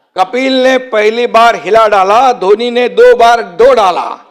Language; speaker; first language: Hindi; non-native, local second language; Marathi